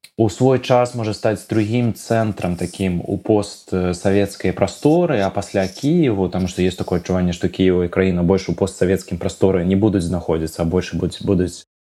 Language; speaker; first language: Belarusian; non-native, local second language; Russian